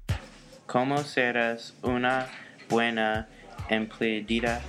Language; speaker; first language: Spanish; non-native, learner; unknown